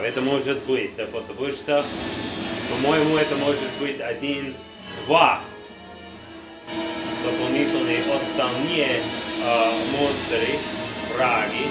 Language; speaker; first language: Russian; non-native, learner; English